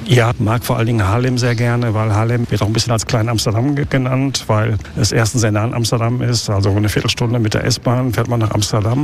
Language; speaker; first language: German; native; German